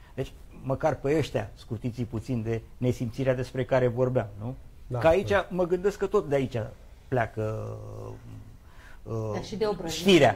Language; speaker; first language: Romanian; native; Romanian